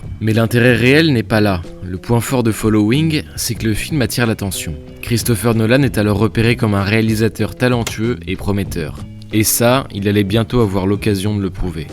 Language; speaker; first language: French; native; French